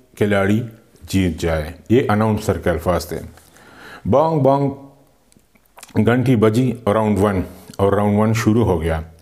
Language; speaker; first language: Urdu; non-native, local second language; Pashto